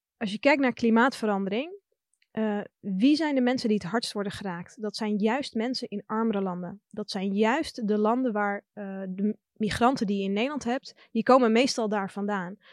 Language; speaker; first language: Dutch; early bilingual, other home language; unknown